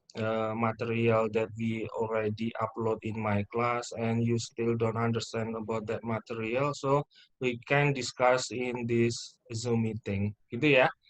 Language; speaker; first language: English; non-native, fluent; Indonesian